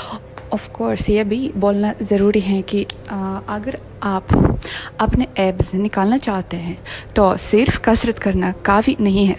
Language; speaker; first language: Hindi; non-native, fluent; Russian